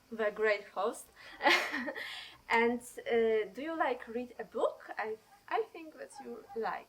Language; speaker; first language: English; non-native, learner; Polish